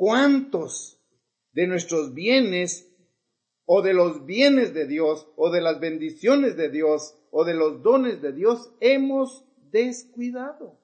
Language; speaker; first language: Spanish; native; Spanish